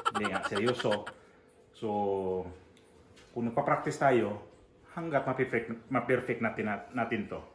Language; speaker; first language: Filipino; native; Filipino